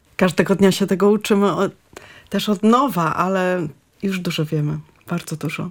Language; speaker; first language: Polish; native; Polish